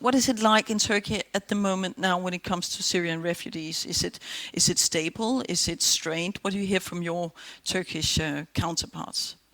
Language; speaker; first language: English; non-native, fluent; Danish